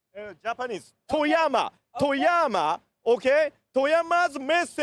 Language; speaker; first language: English; non-native, learner; Japanese